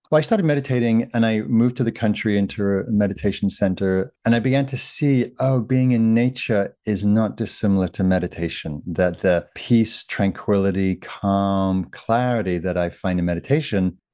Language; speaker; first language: English; native; English